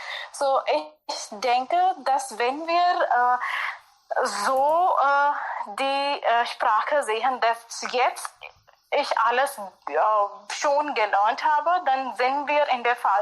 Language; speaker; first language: German; non-native, fluent; Hindi